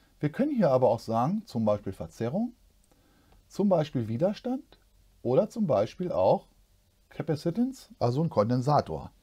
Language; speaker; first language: German; native; German